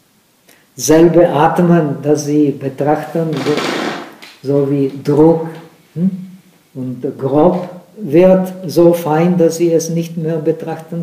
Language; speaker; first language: German; non-native, fluent; Czech